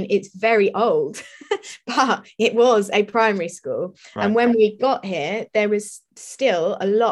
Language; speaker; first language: English; native; English